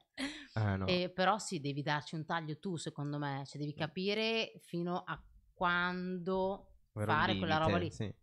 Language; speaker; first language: Italian; early bilingual, other home language; Arabic